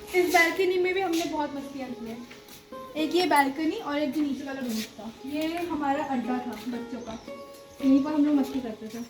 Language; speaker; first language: Hindi; non-native, local second language; Bangla